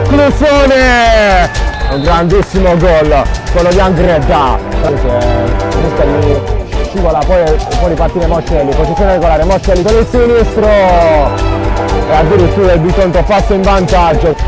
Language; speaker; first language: Italian; native; Italian